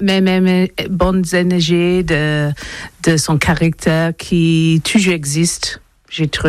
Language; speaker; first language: French; non-native, learner; English